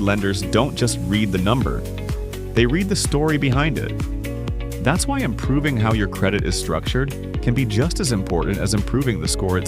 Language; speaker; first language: English; native; English